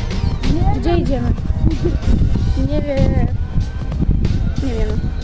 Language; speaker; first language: Polish; non-native, learner; Russian